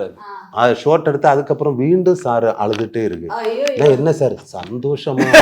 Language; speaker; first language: Tamil; non-native, learner; Malayalam